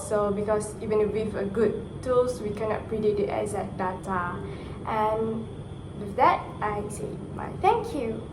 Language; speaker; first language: English; non-native, local second language; Malay